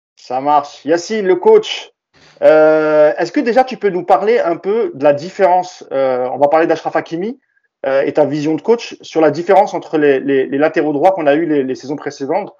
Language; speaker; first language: French; native; French